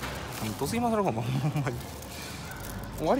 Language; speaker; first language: Japanese; native; Japanese